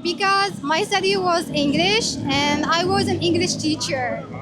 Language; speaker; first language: English; non-native, fluent; Arabic